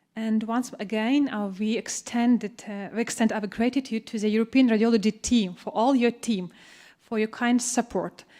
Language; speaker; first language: English; non-native, fluent; Ukrainian